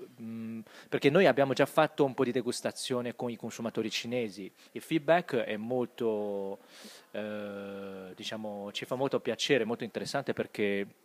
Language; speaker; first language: Italian; non-native, fluent; Chinese